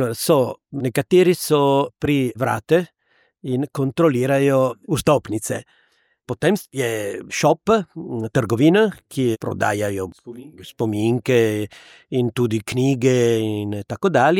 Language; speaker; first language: Slovenian; non-native, learner; Italian